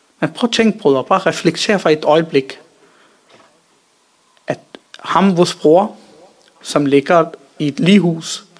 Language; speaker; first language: Danish; early bilingual, other home language; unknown